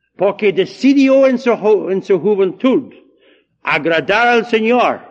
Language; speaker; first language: Spanish; non-native, learner; English